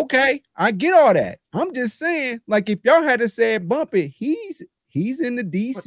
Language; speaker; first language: English; native; English